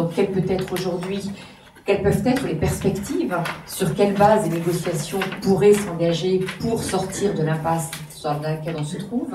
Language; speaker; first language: French; native; French